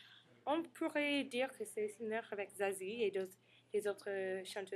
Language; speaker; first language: French; non-native, learner; English